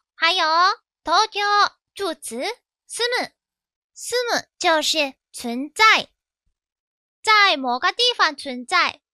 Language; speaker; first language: Chinese; non-native, fluent; Japanese